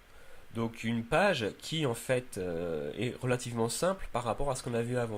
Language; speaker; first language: French; native; French